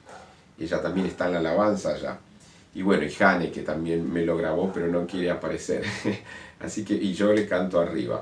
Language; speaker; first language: Spanish; native; Spanish